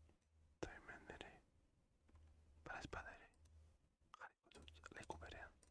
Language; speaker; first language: Basque; non-native, learner; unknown